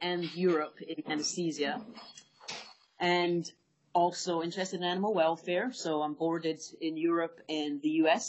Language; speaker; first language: English; native; English